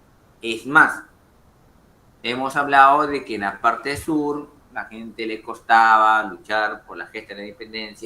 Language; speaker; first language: Spanish; native; Spanish